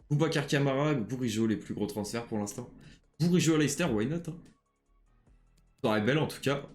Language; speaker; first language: French; native; French